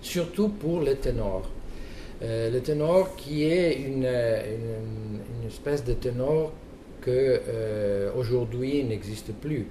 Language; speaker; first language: French; non-native, fluent; Italian